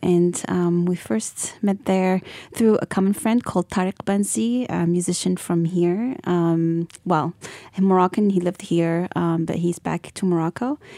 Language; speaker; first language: English; non-native, fluent; Arabic